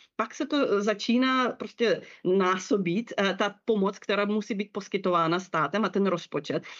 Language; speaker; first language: Czech; non-native, fluent; Russian